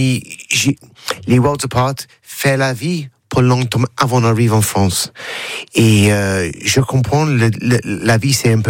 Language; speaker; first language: French; non-native, learner; English